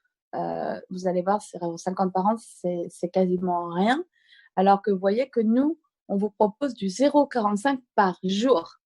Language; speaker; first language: French; native; French